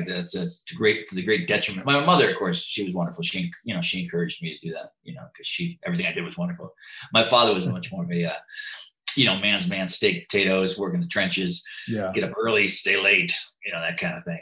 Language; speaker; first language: English; native; English